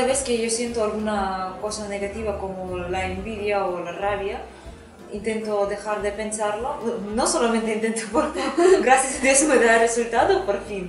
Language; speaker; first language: Spanish; non-native, fluent; Russian